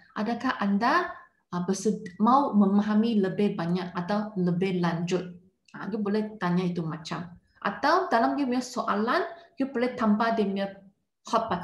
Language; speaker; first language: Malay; non-native, local second language; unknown